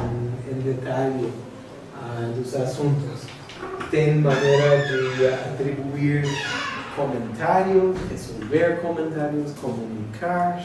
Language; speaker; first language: Portuguese; non-native, fluent; English